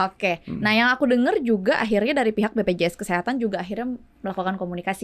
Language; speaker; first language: Indonesian; native; Indonesian